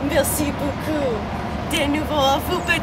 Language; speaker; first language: French; non-native, learner; English